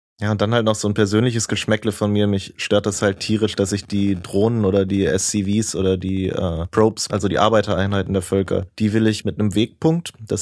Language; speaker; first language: German; native; German